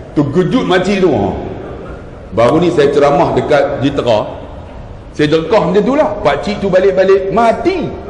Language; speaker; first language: Malay; native; Malay